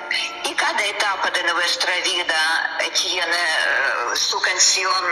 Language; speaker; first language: Spanish; non-native, learner; Russian